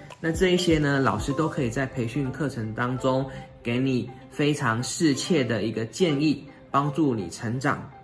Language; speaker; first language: Chinese; native; Chinese